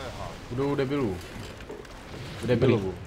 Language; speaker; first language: Czech; native; Czech